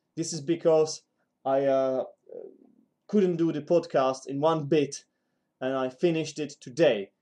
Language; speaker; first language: English; non-native, fluent; Czech